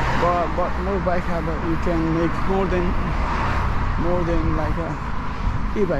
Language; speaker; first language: English; non-native, learner; Nepali